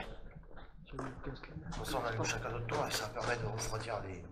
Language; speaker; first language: French; native; French